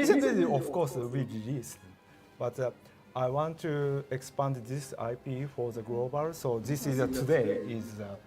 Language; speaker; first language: English; non-native, learner; Japanese